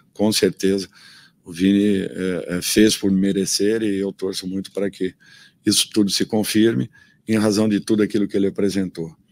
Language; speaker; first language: Portuguese; native; Portuguese